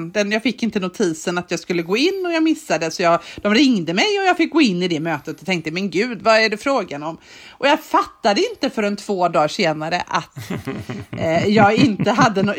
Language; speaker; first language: Swedish; native; Swedish